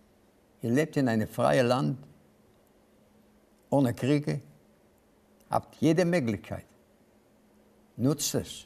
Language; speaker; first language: German; non-native, fluent; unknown